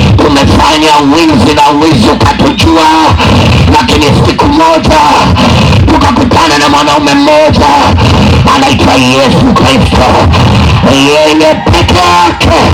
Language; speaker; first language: Swahili; native; Swahili